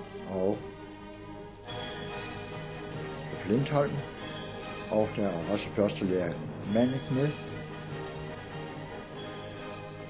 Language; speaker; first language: Danish; native; Danish